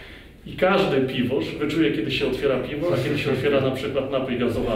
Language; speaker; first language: Polish; native; Polish